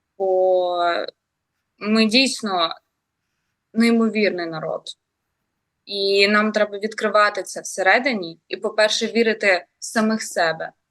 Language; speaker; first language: Ukrainian; native; Ukrainian